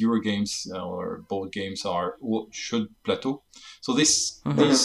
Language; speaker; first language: English; non-native, fluent; French